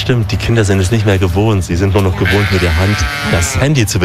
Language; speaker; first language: German; native; German